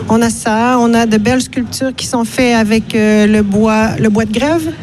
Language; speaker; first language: French; native; French